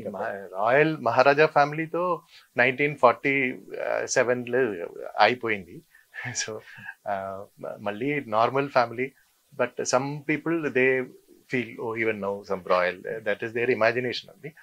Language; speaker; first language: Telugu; non-native, learner; Malayalam